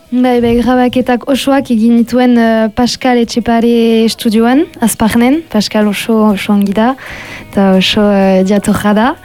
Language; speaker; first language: Basque; non-native, local second language; French